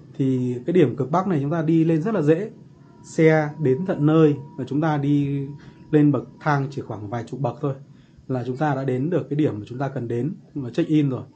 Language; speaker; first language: Vietnamese; native; Vietnamese